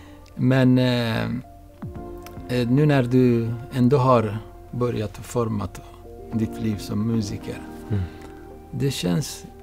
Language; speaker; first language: Swedish; non-native, fluent; Baluchi